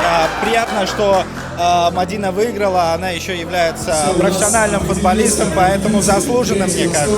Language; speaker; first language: Russian; non-native, local second language; Tajik